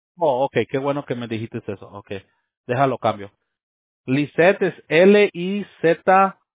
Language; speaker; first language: Spanish; early bilingual, heritage; Spanish